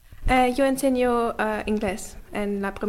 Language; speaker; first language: Spanish; non-native, learner; German